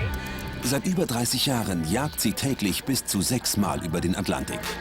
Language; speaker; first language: German; native; German